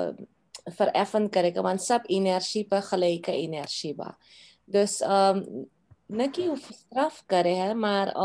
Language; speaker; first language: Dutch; non-native, local second language; Caribbean Hindustani